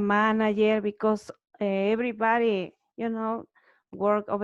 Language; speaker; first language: English; non-native, learner; Spanish